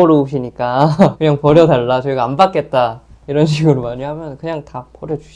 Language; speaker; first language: Korean; native; Korean